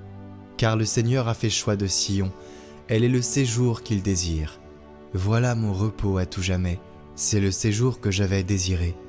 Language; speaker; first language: French; native; French